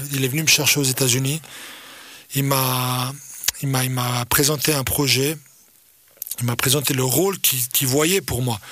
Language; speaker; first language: French; early bilingual, other home language; Croatian